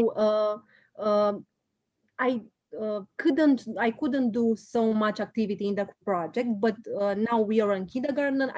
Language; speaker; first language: English; non-native, learner; Romanian